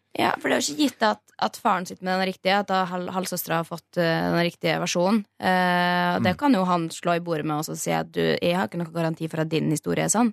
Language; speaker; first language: Norwegian; native; Norwegian